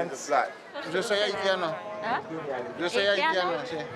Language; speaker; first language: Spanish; non-native, learner; Haitian Creole